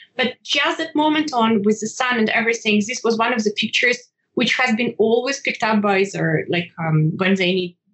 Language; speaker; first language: English; non-native, fluent; Ukrainian